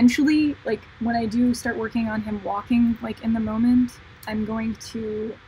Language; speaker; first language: English; native; English